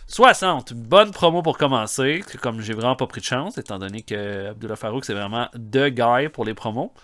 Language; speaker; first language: French; native; French